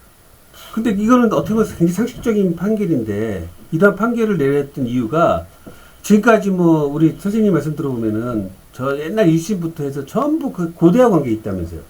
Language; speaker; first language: Korean; native; Korean